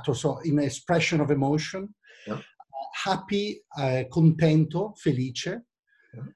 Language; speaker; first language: English; non-native, fluent; Italian